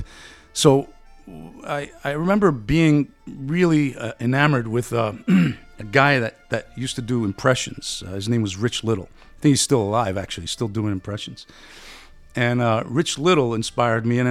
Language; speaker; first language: English; early bilingual, other home language; Italian